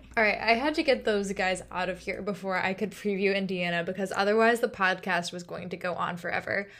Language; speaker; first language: English; native; English